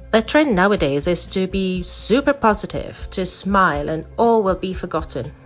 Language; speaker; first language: English; non-native, fluent; Maltese